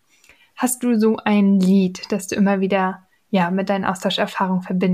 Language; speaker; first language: German; native; German